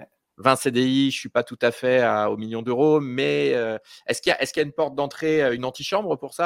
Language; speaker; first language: French; native; French